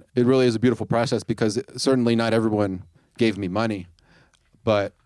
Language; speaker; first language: English; native; English